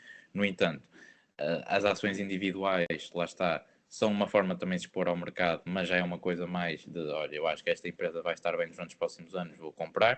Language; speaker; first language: Portuguese; native; Portuguese